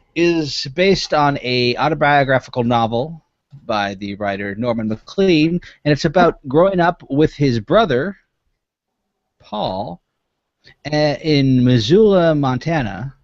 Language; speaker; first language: English; native; English